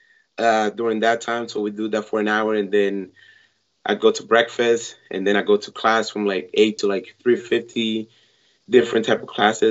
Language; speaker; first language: English; non-native, fluent; Spanish